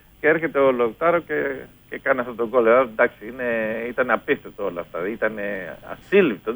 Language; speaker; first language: Greek; non-native, fluent; Spanish